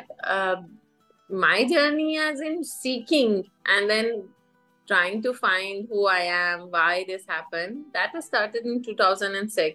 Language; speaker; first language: English; non-native, fluent; Persian